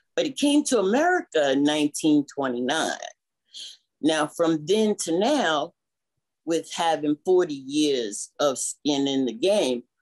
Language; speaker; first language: English; native; English